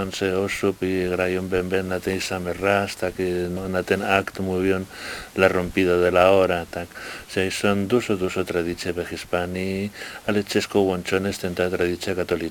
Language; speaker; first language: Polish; non-native, learner; Spanish